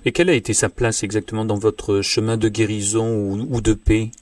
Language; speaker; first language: French; native; French